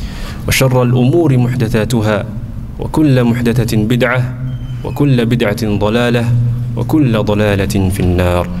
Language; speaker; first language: Arabic; non-native, fluent; Indonesian